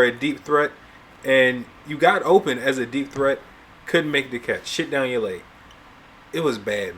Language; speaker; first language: English; native; English